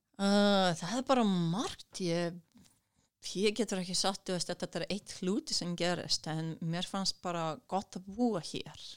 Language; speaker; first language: Icelandic; non-native, fluent; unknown